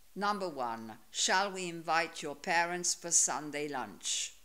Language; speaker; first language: English; non-native, fluent; Italian